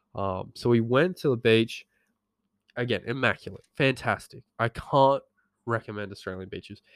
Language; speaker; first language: English; native; English